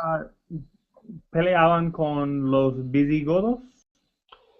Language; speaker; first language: Spanish; non-native, learner; English